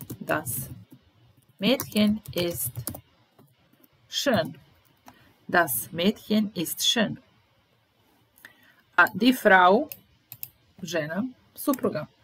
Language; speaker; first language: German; non-native, fluent; Serbian